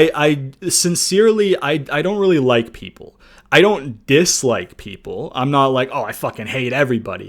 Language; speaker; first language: English; native; English